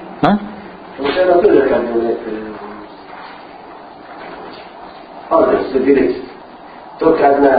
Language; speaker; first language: Russian; non-native, learner; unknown